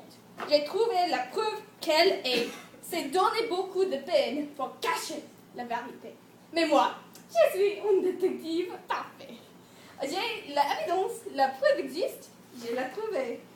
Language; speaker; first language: French; non-native, learner; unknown